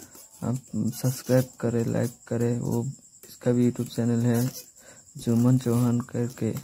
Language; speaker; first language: Hindi; non-native, local second language; Assamese